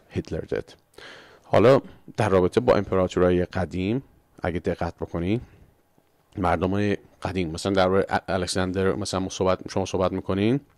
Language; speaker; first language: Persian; early bilingual, heritage; Persian